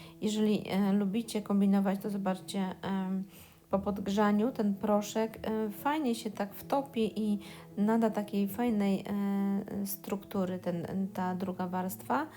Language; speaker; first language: Polish; native; Polish